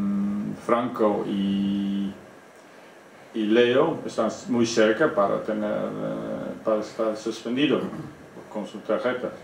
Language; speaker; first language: Spanish; non-native, fluent; Dutch